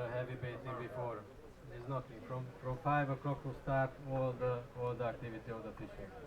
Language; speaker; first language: English; non-native, learner; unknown